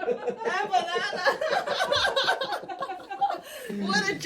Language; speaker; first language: English; non-native, fluent; Chinese